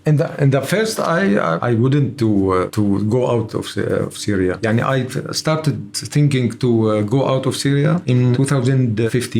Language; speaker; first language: English; non-native, learner; Arabic